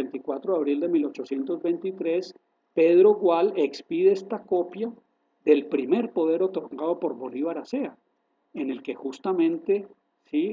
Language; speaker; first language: Spanish; native; Spanish